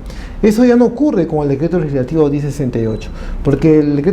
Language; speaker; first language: Spanish; native; Spanish